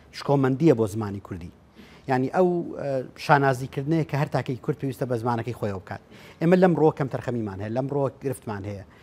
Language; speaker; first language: Central Kurdish; native; Central Kurdish